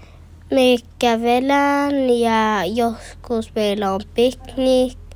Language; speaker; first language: Finnish; early bilingual, heritage; Finnish